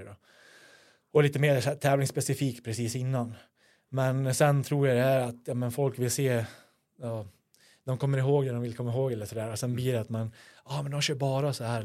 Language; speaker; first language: Swedish; native; Swedish